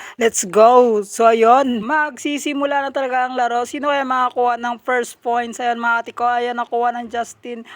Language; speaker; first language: Filipino; non-native, local second language; Hiligaynon